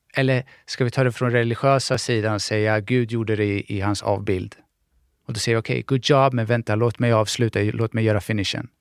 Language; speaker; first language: Swedish; early bilingual, other home language; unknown